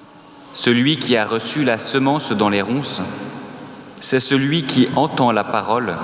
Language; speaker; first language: French; native; French